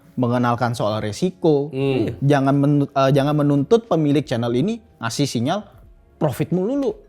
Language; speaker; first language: Indonesian; native; Indonesian